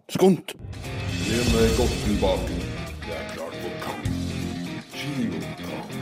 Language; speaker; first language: Norwegian; native; Norwegian